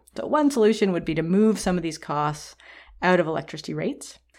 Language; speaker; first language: English; native; English